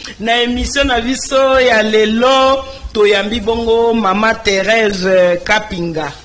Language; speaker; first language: Lingala; native; Lingala